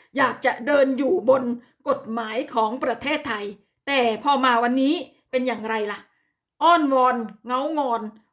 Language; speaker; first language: Thai; native; Thai